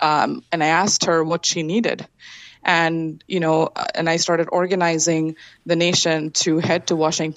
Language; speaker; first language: English; non-native, local second language; Bangla